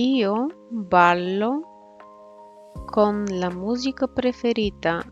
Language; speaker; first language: Italian; non-native, fluent; Bulgarian